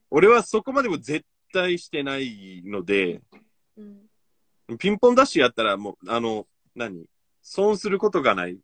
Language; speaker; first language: Japanese; non-native, fluent; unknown